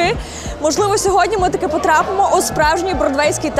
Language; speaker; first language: Ukrainian; native; Ukrainian